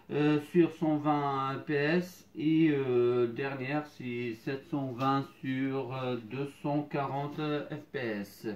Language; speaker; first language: French; non-native, fluent; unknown